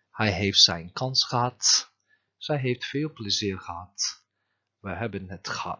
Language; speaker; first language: Dutch; non-native, fluent; Turkish